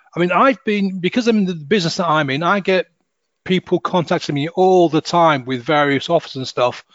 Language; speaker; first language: English; native; English